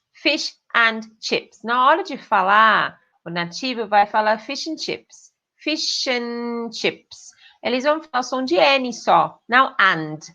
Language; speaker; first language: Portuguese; non-native, fluent; English